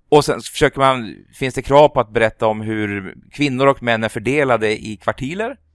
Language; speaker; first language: Swedish; native; Swedish